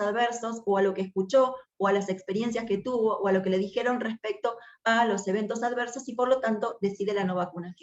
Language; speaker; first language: Spanish; native; Spanish